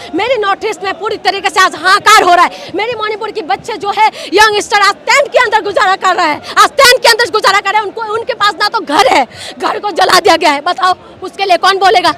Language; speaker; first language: Hindi; non-native, local second language; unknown